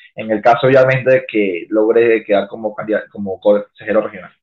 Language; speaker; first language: Spanish; native; Spanish